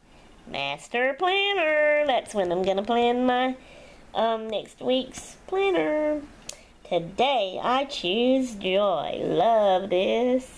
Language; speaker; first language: English; native; English